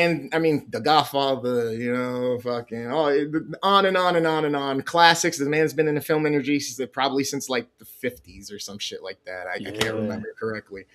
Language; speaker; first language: English; native; English